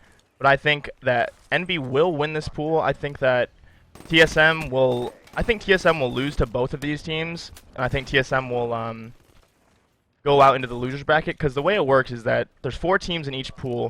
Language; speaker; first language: English; native; English